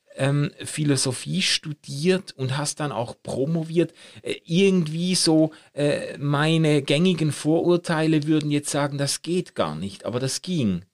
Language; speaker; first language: German; native; German